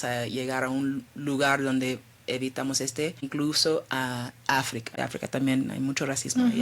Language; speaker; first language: Spanish; early bilingual, heritage; Spanish